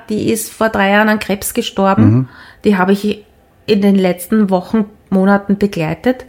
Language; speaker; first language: German; native; German